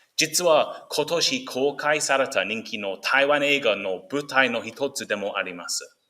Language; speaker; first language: Japanese; non-native, fluent; English